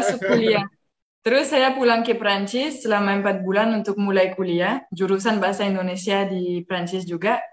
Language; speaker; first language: Indonesian; non-native, fluent; French